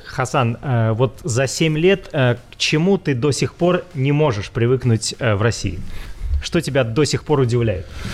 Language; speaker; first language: Russian; native; Russian